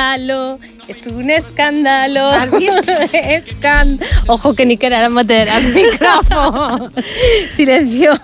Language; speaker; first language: Spanish; non-native, fluent; Chinese